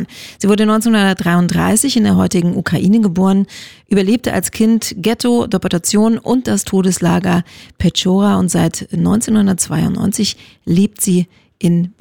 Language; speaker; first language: German; native; German